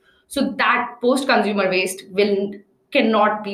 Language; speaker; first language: English; non-native, local second language; Hindi